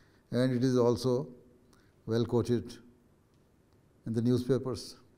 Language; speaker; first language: English; non-native, local second language; Urdu